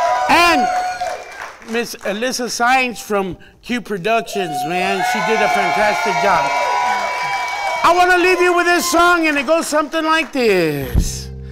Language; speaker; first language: English; early bilingual, other home language; Spanish